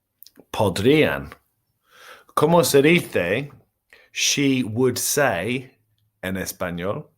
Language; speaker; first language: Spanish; non-native, fluent; English